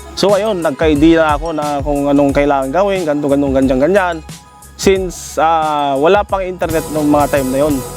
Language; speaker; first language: Filipino; non-native, local second language; Iloko